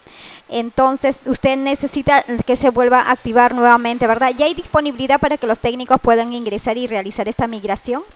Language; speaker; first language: Spanish; native; Spanish